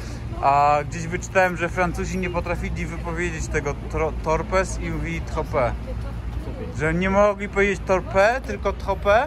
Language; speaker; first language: Polish; native; Polish